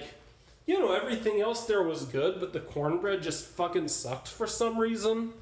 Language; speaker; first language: English; native; English